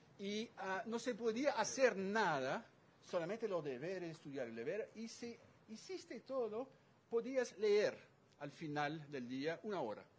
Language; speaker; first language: Spanish; non-native, fluent; Dutch